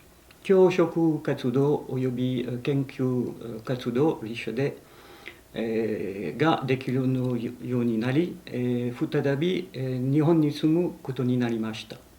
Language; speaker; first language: Japanese; non-native, fluent; French